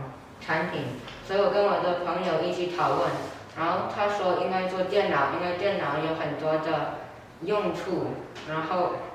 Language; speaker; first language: Chinese; non-native, learner; English